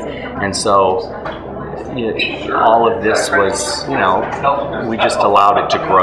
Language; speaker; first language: English; native; English